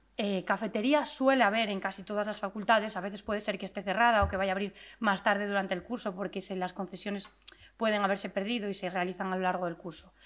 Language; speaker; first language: Spanish; native; Spanish